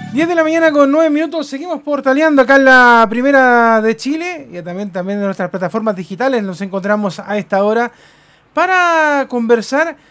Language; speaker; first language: Spanish; native; Spanish